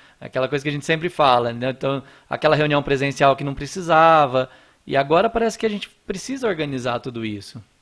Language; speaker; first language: Portuguese; native; Portuguese